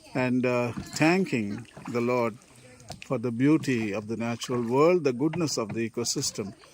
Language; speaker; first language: English; non-native, local second language; Tamil